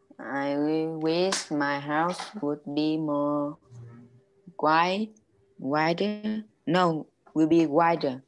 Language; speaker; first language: English; non-native, learner; Vietnamese